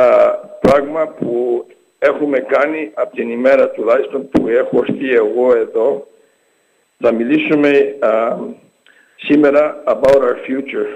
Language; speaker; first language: Greek; early bilingual, heritage; English